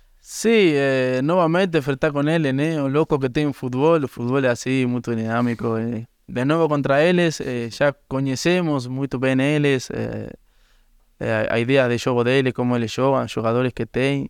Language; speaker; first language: Portuguese; non-native, learner; Spanish